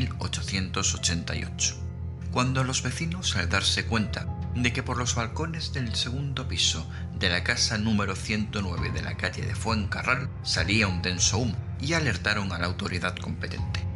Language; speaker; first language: Spanish; native; Spanish